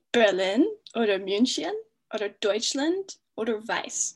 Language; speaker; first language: German; non-native, fluent; English